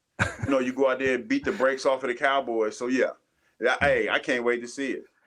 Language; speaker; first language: English; native; English